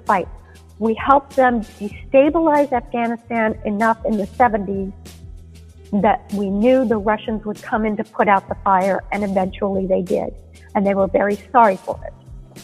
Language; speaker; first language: English; native; English